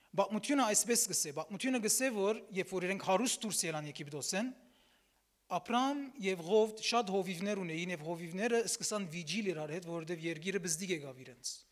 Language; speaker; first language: Armenian; early bilingual, heritage; Armenian